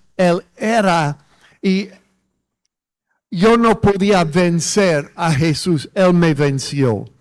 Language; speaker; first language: Spanish; non-native, fluent; English